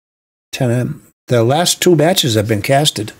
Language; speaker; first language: English; native; English